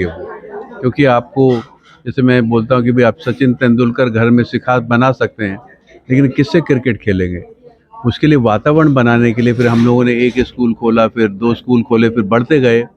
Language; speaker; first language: Hindi; native; Hindi